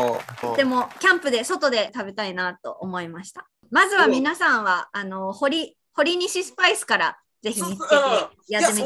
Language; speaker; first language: Japanese; native; Japanese